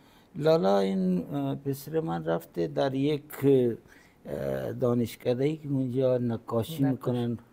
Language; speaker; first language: Persian; non-native, fluent; Punjabi